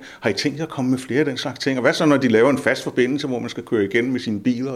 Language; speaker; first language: Danish; native; Danish